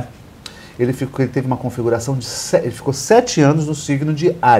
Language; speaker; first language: Portuguese; native; Portuguese